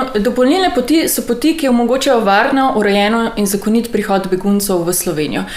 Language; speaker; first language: Slovenian; native; Slovenian